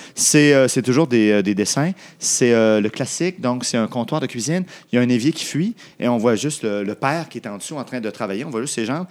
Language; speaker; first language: French; native; French